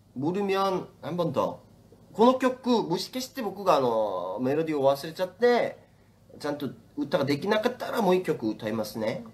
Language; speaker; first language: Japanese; non-native, fluent; Korean